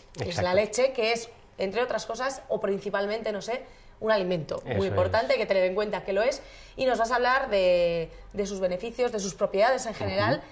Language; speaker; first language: Spanish; native; Spanish